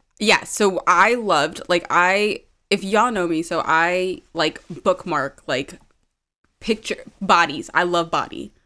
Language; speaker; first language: English; early bilingual, other home language; Amharic